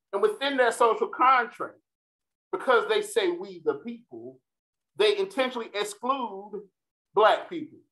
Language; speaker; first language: English; native; English